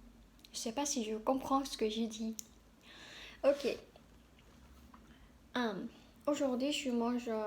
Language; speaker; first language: French; non-native, learner; Korean